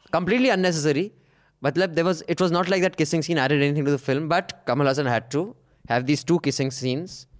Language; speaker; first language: English; non-native, local second language; Punjabi